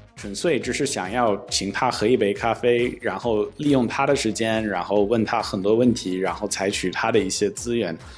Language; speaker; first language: Chinese; non-native, fluent; English